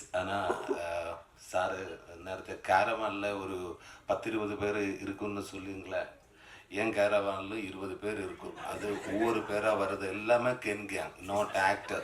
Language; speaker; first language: Tamil; non-native, learner; Malayalam